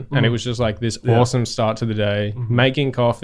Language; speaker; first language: English; native; English